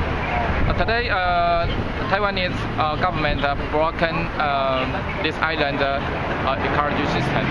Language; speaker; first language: English; non-native, learner; Chinese